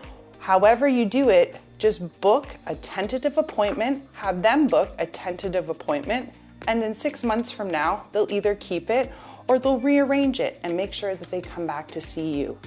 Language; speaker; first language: English; native; English